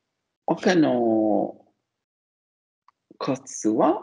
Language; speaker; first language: Japanese; non-native, learner; Italian